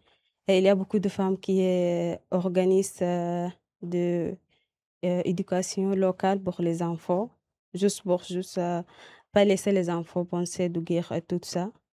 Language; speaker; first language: French; non-native, learner; Arabic